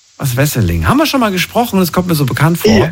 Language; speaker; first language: German; native; German